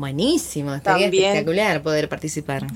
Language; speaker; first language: Spanish; native; Spanish